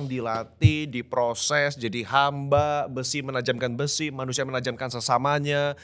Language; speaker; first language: Indonesian; native; Indonesian